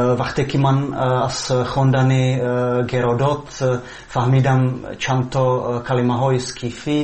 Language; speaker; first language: Persian; non-native, fluent; Czech